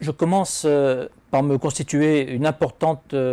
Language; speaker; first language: French; native; French